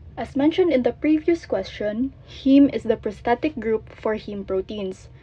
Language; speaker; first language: English; non-native, local second language; Filipino